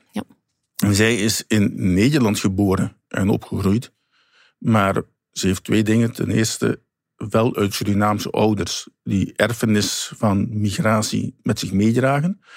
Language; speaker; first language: Dutch; native; Dutch